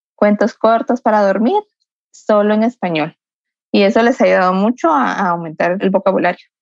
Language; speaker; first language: Spanish; native; Spanish